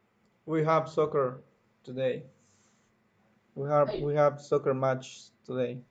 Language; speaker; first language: English; non-native, learner; Spanish